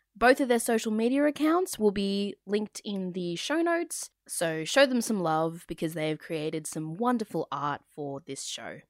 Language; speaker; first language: English; native; English